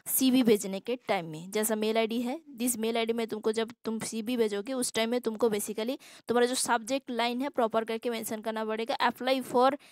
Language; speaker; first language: Hindi; non-native, local second language; Assamese